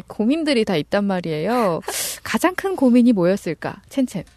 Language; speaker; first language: Korean; native; Korean